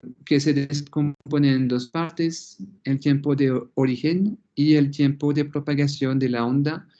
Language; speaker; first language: Spanish; non-native, fluent; French